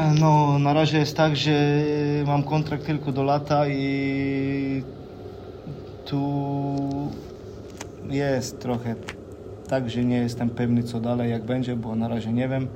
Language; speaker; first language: Polish; non-native, fluent; Slovenian